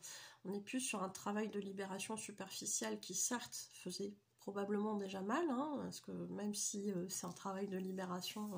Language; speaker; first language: French; native; French